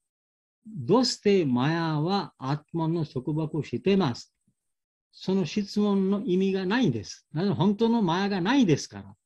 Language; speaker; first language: Japanese; non-native, learner; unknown